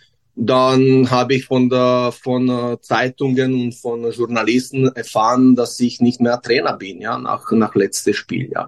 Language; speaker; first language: German; non-native, learner; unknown